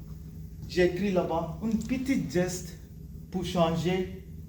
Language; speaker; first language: French; non-native, learner; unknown